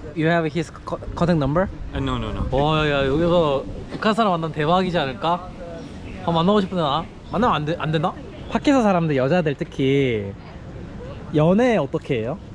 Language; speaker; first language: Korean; native; Korean